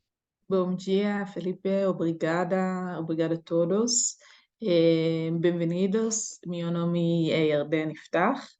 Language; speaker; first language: Portuguese; non-native, learner; Hebrew